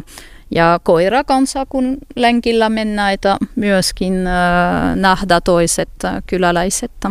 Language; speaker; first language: Finnish; non-native, learner; French